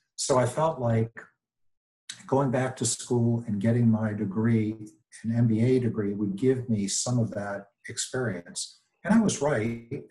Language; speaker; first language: English; native; English